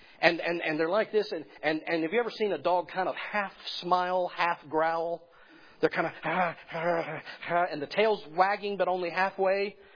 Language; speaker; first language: English; native; English